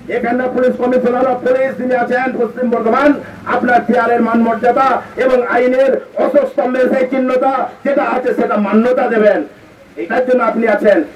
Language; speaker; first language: Bangla; non-native, local second language; Santali